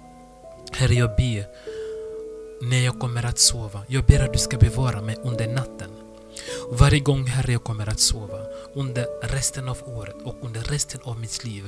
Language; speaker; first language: Swedish; non-native, fluent; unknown